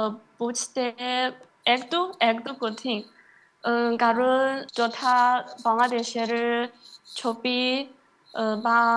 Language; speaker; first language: Bangla; non-native, learner; Chinese